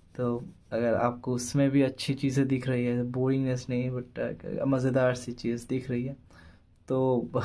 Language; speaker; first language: Hindi; non-native, local second language; Bangla